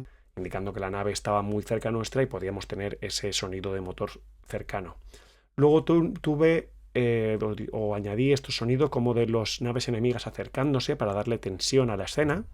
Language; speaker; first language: Spanish; native; Spanish